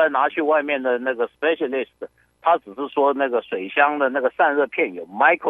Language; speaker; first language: Chinese; native; Chinese